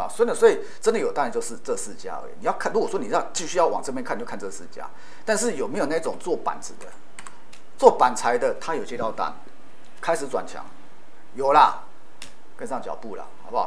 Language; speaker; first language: Chinese; native; Chinese